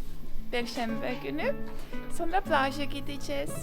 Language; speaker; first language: Turkish; non-native, learner; Estonian